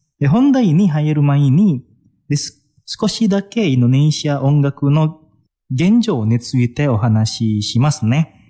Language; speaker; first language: Japanese; non-native, fluent; Indonesian